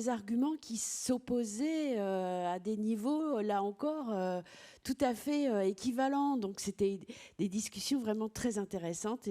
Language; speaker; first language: French; native; French